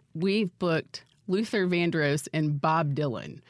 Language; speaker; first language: English; native; English